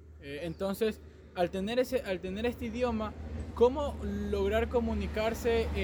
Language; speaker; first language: Spanish; native; Spanish